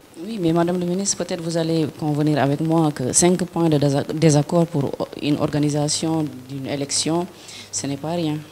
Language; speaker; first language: French; non-native, local second language; Wolof